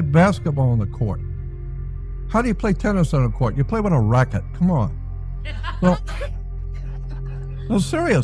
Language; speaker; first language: English; native; English